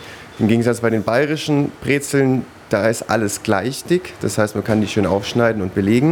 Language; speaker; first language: German; native; German